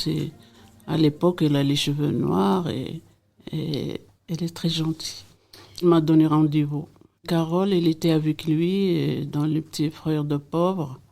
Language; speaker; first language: French; non-native, local second language; Arabic